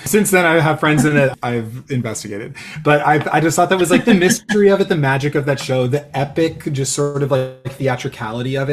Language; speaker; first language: English; native; English